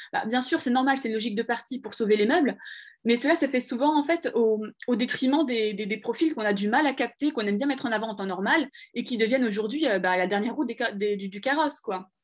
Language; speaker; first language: French; early bilingual, other home language; Arabic